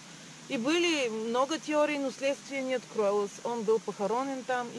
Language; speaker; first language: Russian; non-native, learner; Bulgarian